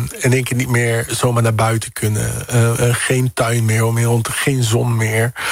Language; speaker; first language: Dutch; early bilingual, other home language; Papiamento